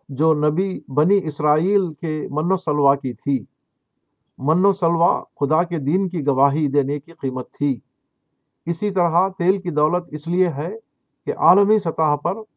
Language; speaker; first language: Urdu; native; Urdu